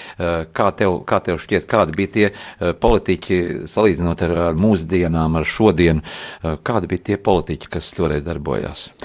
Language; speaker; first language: Latvian; native; Latvian